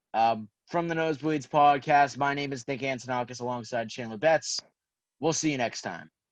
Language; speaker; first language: English; native; English